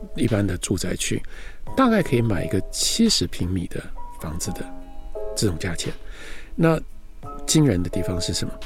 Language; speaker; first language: Chinese; native; Chinese